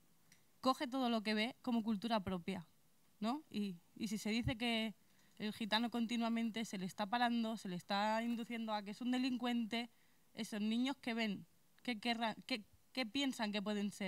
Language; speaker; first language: Spanish; native; Spanish